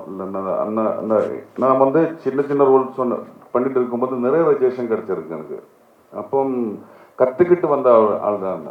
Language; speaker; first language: Tamil; non-native, learner; Malayalam